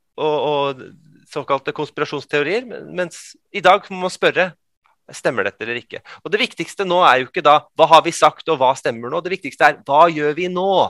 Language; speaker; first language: Norwegian; early bilingual, other home language; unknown